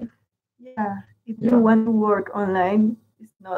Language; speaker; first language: English; non-native, learner; Spanish